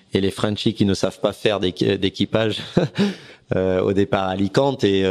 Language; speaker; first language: French; native; French